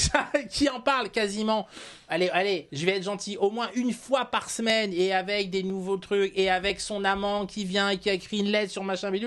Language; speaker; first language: French; native; French